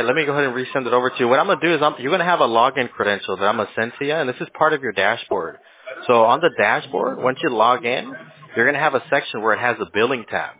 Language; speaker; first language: English; early bilingual, other home language; Spanish